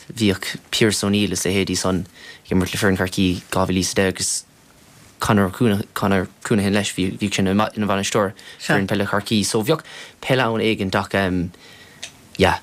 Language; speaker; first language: Irish; non-native, local second language; English